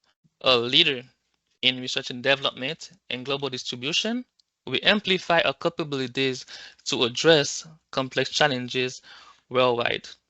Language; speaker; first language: English; non-native, local second language; French